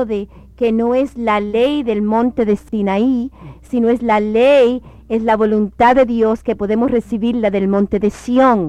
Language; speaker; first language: Spanish; native; Spanish